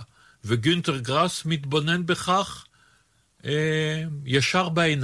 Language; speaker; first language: Hebrew; native; Hebrew